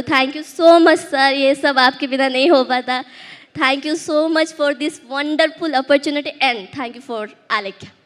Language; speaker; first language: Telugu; early bilingual, heritage; Telugu